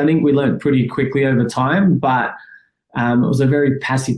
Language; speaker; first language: English; early bilingual, other home language; Persian